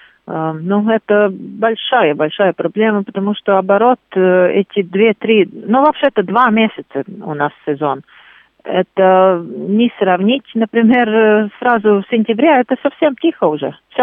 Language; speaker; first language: Russian; non-native, local second language; Latvian